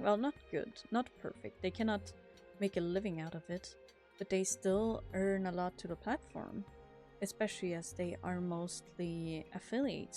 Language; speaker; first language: English; non-native, fluent; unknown